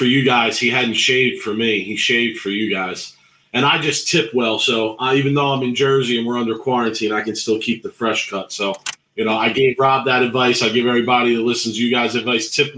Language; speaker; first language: English; native; English